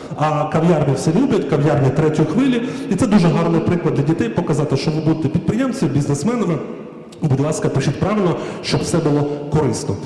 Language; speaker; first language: Ukrainian; native; Ukrainian